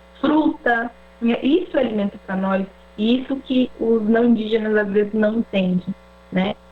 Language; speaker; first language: Portuguese; non-native, local second language; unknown